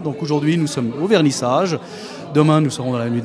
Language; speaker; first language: French; native; French